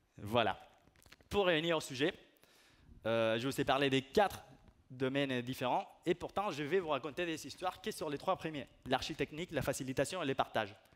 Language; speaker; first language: French; non-native, fluent; Spanish